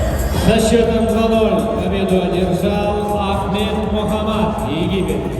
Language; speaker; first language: Russian; native; Russian